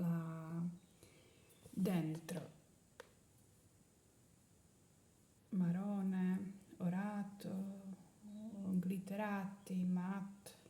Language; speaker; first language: Italian; non-native, learner; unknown